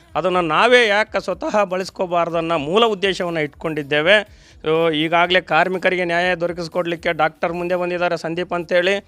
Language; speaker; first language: Kannada; native; Kannada